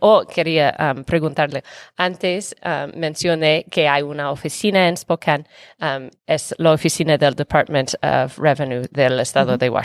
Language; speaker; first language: Spanish; non-native, fluent; English